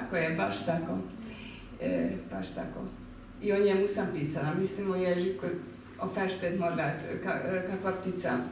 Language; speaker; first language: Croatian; non-native, local second language; Hungarian